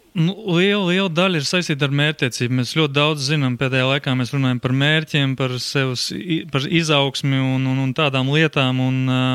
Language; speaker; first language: Latvian; native; Latvian